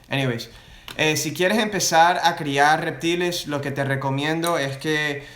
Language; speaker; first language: Spanish; early bilingual, other home language; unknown